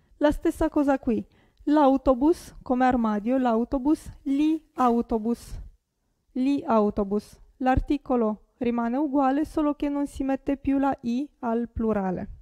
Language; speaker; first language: Italian; non-native, fluent; Romanian